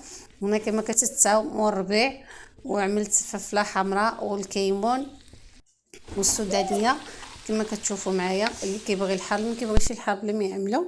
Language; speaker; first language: Arabic; native; Arabic